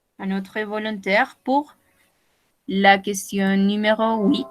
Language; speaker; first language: French; non-native, fluent; Spanish